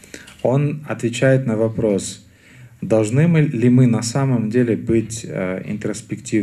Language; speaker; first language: Russian; native; Russian